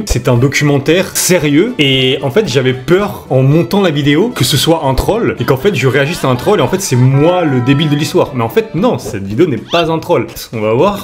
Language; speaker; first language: French; native; French